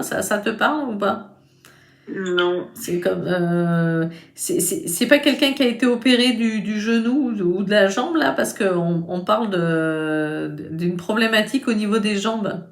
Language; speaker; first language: French; native; French